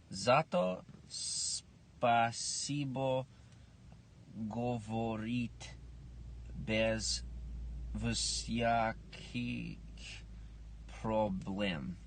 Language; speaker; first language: Russian; non-native, learner; English